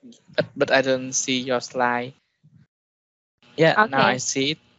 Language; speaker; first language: English; non-native, learner; Vietnamese